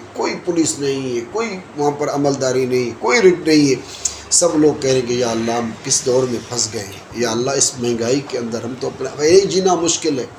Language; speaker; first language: Urdu; non-native, local second language; Sindhi